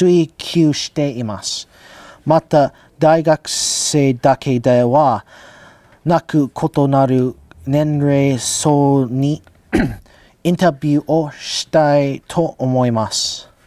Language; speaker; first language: Japanese; non-native, learner; English